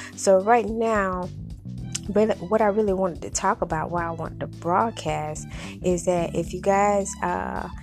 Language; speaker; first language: English; native; English